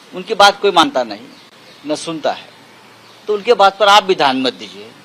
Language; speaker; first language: Hindi; non-native, local second language; Marathi